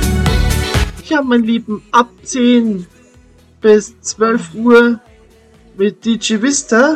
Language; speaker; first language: German; native; German